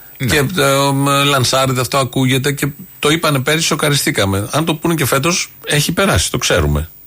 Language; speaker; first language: Greek; native; Greek